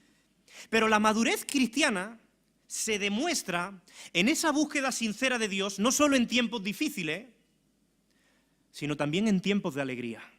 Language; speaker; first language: Spanish; native; Spanish